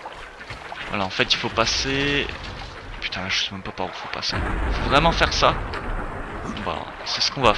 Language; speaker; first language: French; native; French